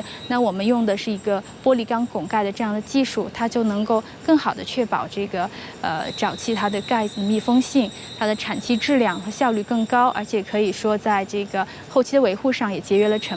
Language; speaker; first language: Chinese; native; Chinese